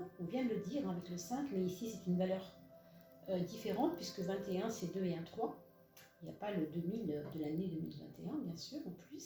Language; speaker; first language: French; native; French